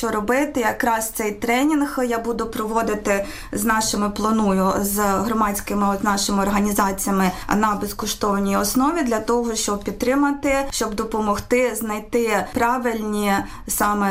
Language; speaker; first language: Ukrainian; native; Ukrainian